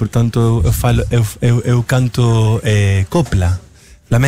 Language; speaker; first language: Portuguese; non-native, learner; Spanish